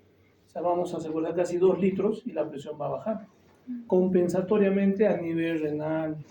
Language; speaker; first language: Spanish; native; Spanish